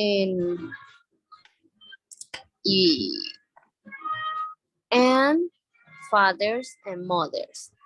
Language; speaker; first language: English; non-native, learner; Spanish